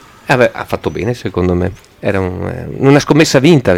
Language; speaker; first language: Italian; native; Italian